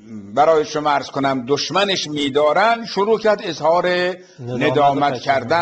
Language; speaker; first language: Persian; native; Persian